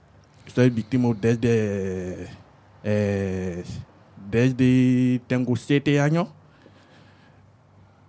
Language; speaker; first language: Spanish; non-native, learner; French